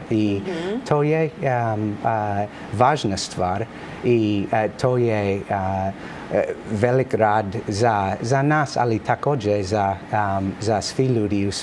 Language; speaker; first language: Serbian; non-native, learner; English